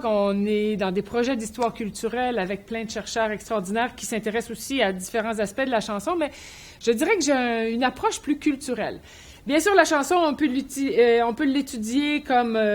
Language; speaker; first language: French; native; French